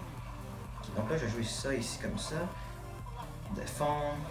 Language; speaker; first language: French; native; French